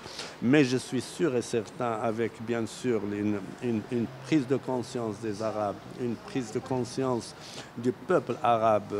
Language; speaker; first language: French; non-native, local second language; Arabic